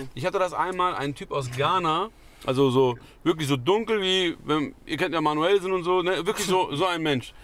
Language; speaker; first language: German; early bilingual, other home language; Persian